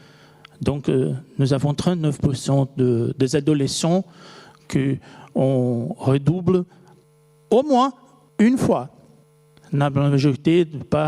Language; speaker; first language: French; non-native, fluent; Portuguese